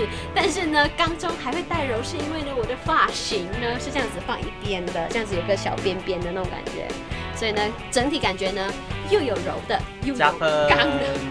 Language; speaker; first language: Chinese; native; Chinese